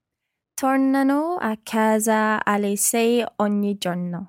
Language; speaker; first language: Italian; non-native, learner; English